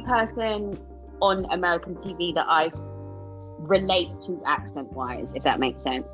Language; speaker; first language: English; native; English